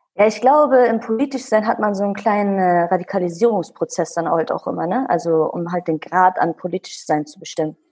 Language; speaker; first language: German; early bilingual, other home language; Kurdish